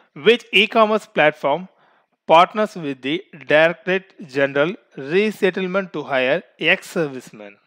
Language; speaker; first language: English; non-native, local second language; Tamil